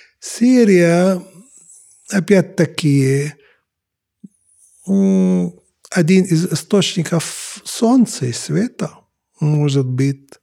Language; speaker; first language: Russian; non-native, fluent; Arabic